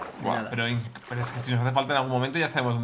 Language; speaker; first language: Spanish; native; Spanish